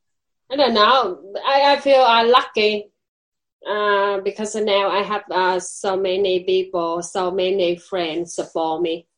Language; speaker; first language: English; non-native, learner; Vietnamese